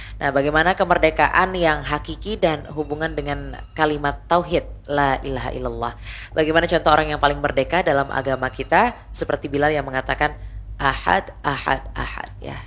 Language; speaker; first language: Malay; native; Malay